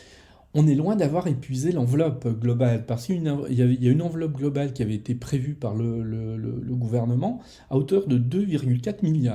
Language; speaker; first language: French; native; French